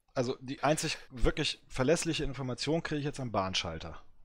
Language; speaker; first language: German; early bilingual, other home language; French